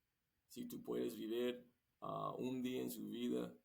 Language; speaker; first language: Spanish; non-native, learner; English